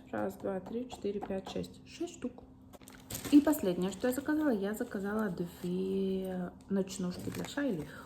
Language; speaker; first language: Russian; early bilingual, heritage; Russian